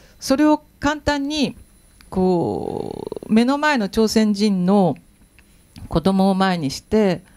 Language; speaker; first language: Japanese; native; Japanese